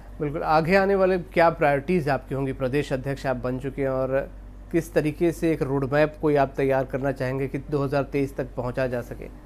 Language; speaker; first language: Hindi; native; Hindi